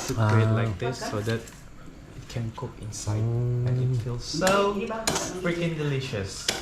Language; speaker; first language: English; non-native, local second language; Malay